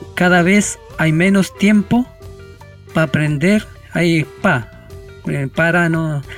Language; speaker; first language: Spanish; native; Spanish